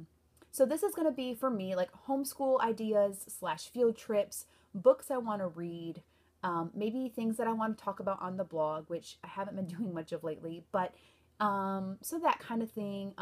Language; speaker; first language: English; native; English